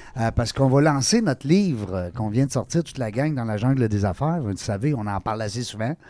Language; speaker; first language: French; native; French